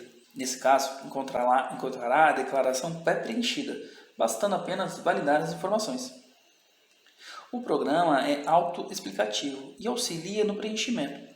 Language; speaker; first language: Portuguese; native; Portuguese